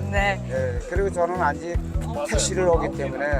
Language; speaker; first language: Korean; native; Korean